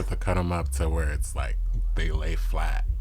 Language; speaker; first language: English; native; English